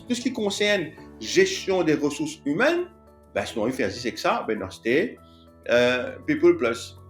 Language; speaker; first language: French; non-native, local second language; Morisyen